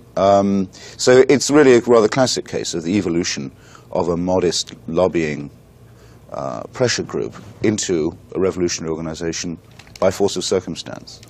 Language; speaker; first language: English; native; English